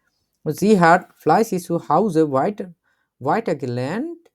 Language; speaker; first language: German; non-native, learner; Bangla